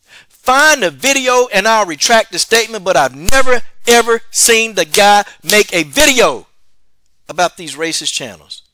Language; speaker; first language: English; native; English